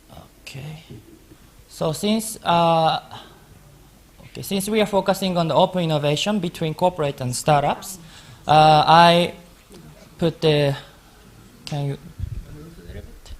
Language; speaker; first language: English; non-native, fluent; Japanese